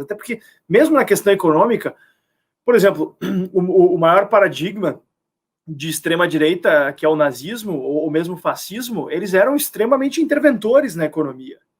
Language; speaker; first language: Portuguese; native; Portuguese